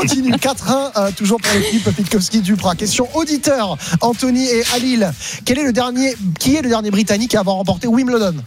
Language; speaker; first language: French; native; French